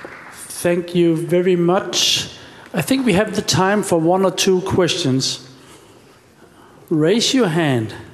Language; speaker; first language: English; non-native, fluent; Danish